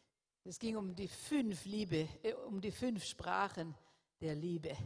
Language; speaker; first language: German; non-native, fluent; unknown